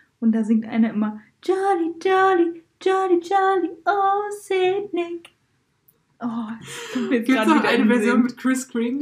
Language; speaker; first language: German; native; German